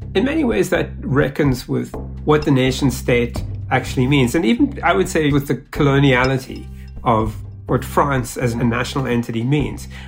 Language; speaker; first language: English; native; English